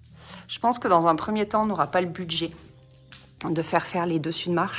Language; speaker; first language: French; native; French